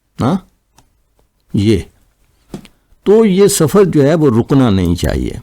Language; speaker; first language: Urdu; non-native, local second language; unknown